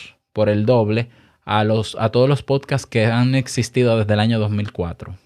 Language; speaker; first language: Spanish; native; Spanish